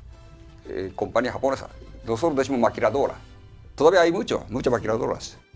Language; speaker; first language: Spanish; non-native, fluent; Japanese